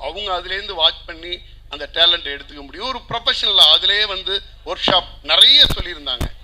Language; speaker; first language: Tamil; native; Tamil